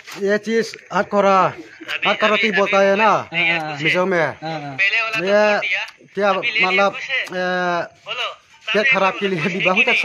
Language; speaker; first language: Hindi; non-native, local second language; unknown